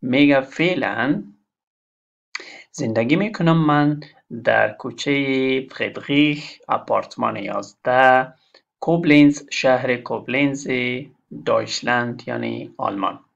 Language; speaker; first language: Persian; non-native, local second language; Pashto